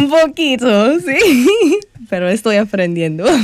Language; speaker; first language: Spanish; non-native, learner; English